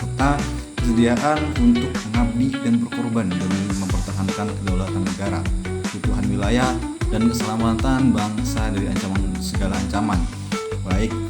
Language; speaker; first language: Indonesian; native; Indonesian